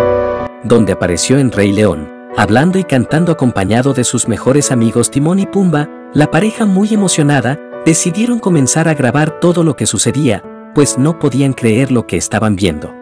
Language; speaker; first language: Spanish; native; Spanish